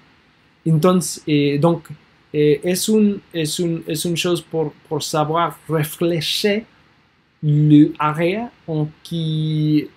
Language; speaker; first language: French; non-native, learner; English